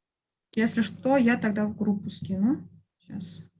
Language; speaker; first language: Russian; native; Russian